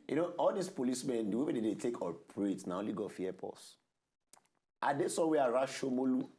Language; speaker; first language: Nigerian Pidgin; non-native, local second language; Yoruba